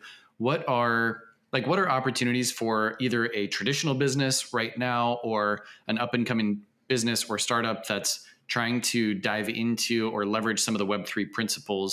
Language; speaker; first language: English; native; English